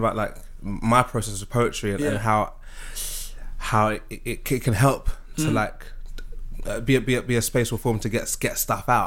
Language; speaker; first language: English; native; English